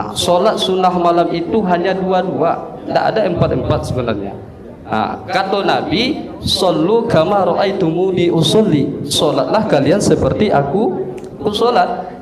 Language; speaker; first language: Malay; non-native, local second language; Minangkabau